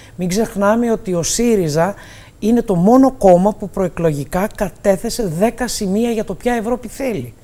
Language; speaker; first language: Greek; native; Greek